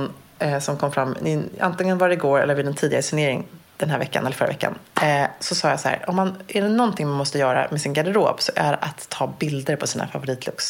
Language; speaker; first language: Swedish; native; Swedish